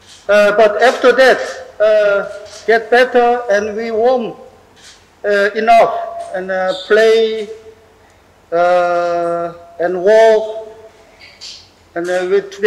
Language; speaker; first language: English; non-native, learner; Korean